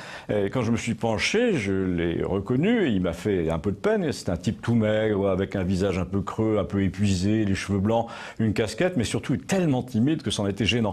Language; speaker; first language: French; native; French